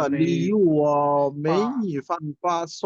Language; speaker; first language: Chinese; non-native, learner; Bangla